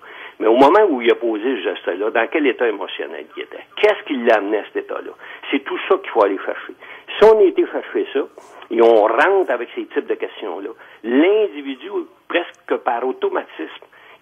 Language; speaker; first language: French; native; French